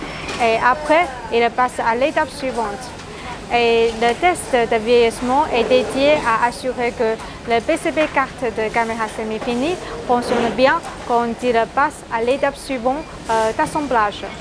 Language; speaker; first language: French; non-native, learner; Chinese